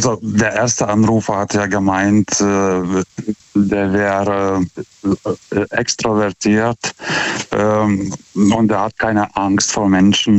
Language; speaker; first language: German; non-native, fluent; Lithuanian